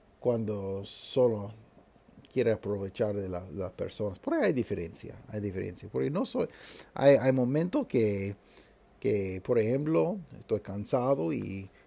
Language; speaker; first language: Spanish; non-native, fluent; English